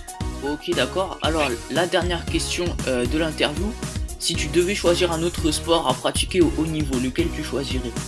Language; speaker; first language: French; native; French